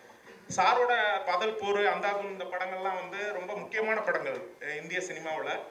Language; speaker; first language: Tamil; native; Tamil